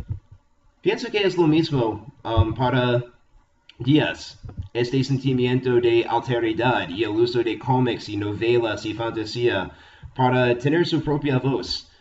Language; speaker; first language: Spanish; non-native, fluent; English